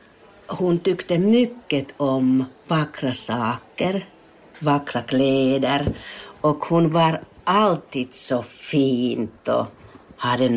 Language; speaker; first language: Swedish; non-native, learner; Finnish